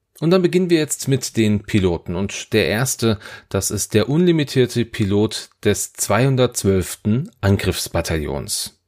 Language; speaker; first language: German; native; German